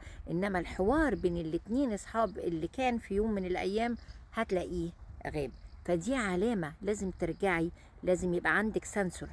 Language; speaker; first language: Arabic; native; Arabic